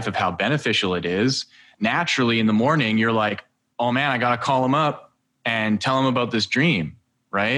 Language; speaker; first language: English; native; English